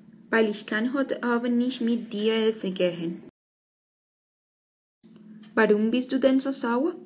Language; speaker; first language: German; non-native, learner; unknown